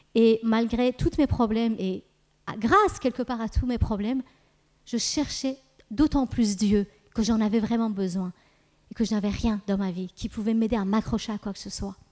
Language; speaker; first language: French; early bilingual, other home language; Persian